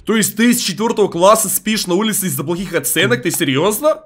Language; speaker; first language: Russian; native; Russian